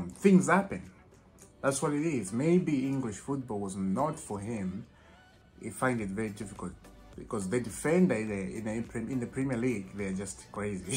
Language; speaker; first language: English; non-native, fluent; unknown